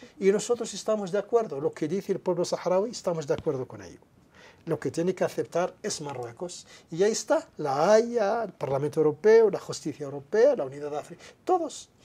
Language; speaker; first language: Spanish; non-native, local second language; Arabic